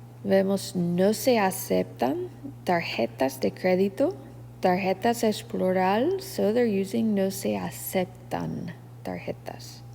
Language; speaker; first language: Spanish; non-native, fluent; English